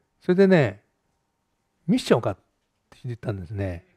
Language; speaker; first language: Japanese; native; Japanese